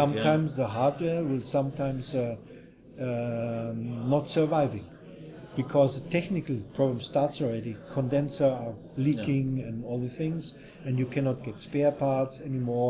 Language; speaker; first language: English; non-native, fluent; German